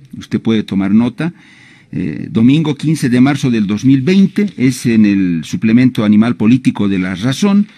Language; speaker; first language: Spanish; native; Spanish